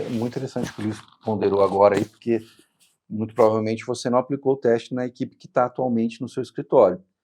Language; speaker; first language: Portuguese; native; Portuguese